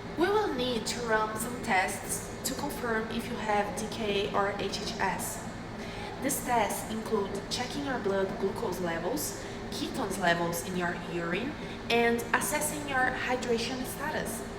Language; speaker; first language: English; non-native, fluent; Portuguese